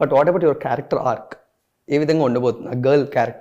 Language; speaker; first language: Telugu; native; Telugu